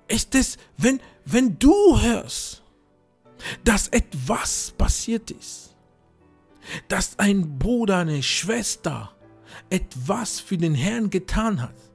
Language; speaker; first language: German; non-native, fluent; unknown